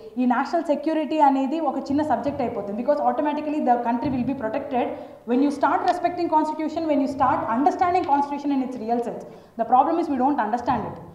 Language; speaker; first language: Telugu; native; Telugu